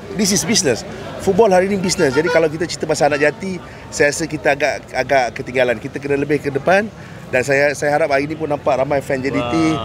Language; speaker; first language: Malay; native; Malay